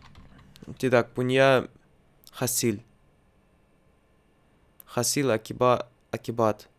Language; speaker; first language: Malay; non-native, learner; Russian